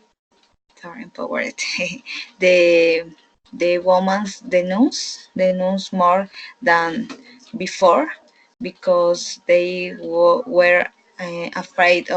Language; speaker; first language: English; non-native, learner; Spanish